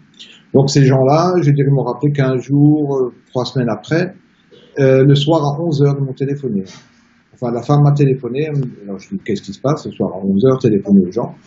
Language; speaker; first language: French; native; French